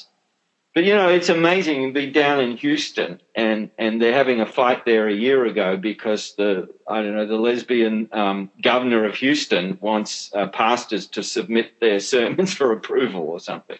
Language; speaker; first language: English; native; English